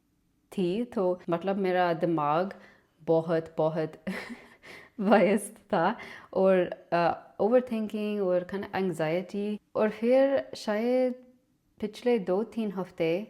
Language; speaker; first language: Hindi; non-native, learner; English